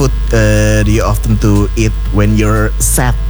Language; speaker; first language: English; non-native, fluent; Indonesian